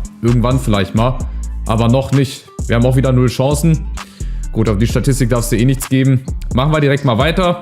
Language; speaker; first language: German; native; German